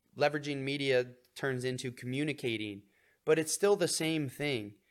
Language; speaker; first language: English; native; English